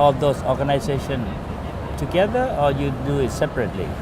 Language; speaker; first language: English; non-native, fluent; Thai